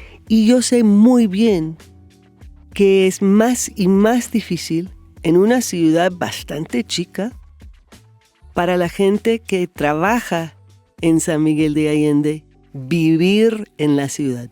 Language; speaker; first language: Spanish; non-native, fluent; English